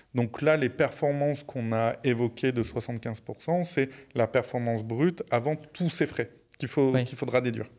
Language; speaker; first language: French; native; French